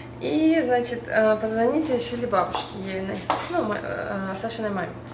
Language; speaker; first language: Russian; native; Russian